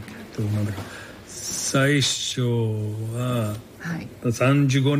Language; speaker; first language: Japanese; non-native, learner; English